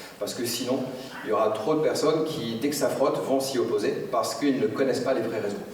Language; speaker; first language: French; native; French